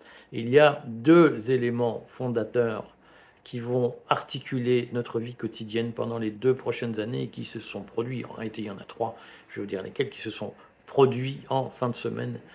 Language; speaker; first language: French; native; French